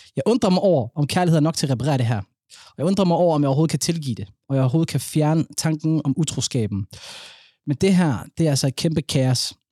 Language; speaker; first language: Danish; early bilingual, other home language; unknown